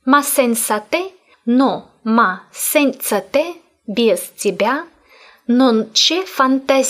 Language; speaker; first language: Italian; non-native, fluent; Russian